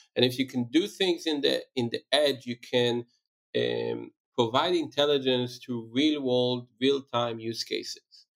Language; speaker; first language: English; non-native, fluent; Hebrew